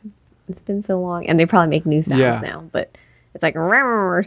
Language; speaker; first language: English; native; English